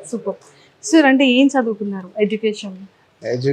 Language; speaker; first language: Telugu; native; Telugu